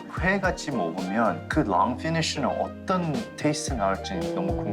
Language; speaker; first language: Korean; early bilingual, heritage; English